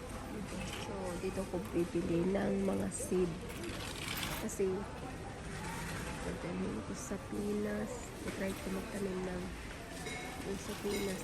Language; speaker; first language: Filipino; native; Filipino